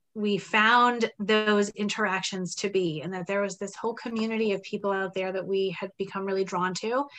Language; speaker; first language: English; native; English